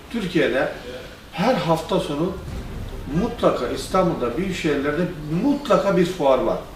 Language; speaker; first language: Turkish; native; Turkish